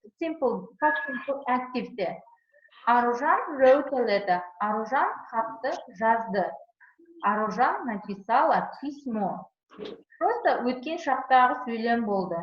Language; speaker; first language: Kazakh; non-native, local second language; Uzbek